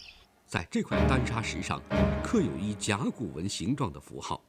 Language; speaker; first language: Chinese; native; Chinese